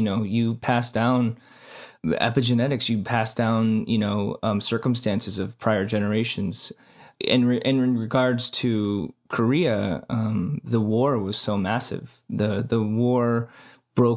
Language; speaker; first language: English; native; English